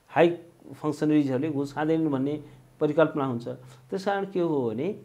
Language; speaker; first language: Nepali; native; Nepali